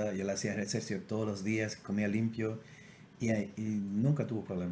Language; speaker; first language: Spanish; native; Spanish